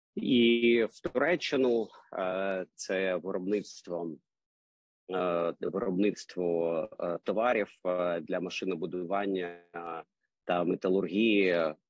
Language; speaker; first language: Ukrainian; non-native, local second language; Russian